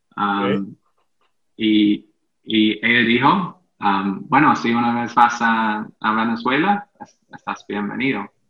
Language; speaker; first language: Spanish; non-native, fluent; English